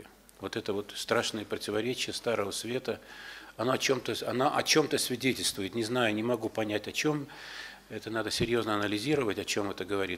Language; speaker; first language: Russian; native; Russian